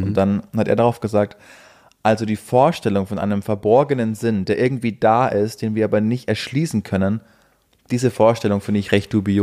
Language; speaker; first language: German; native; German